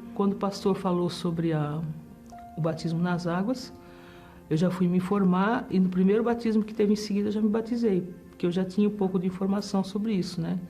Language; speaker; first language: Portuguese; early bilingual, other home language; German